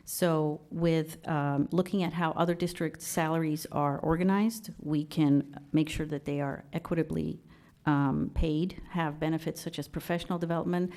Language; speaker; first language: English; early bilingual, other home language; Persian